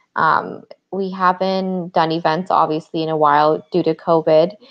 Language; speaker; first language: English; native; English